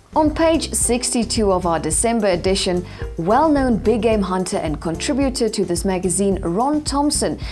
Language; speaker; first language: English; non-native, local second language; Afrikaans